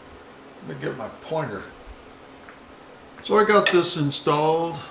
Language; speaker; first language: English; native; English